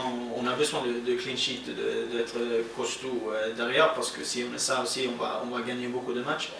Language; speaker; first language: French; non-native, fluent; Norwegian